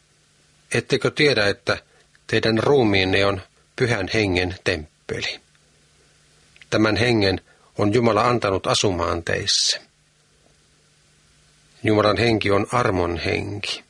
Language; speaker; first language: Finnish; native; Finnish